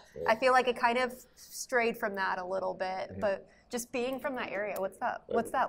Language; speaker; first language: English; native; English